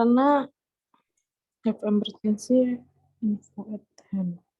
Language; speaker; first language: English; non-native, learner; Indonesian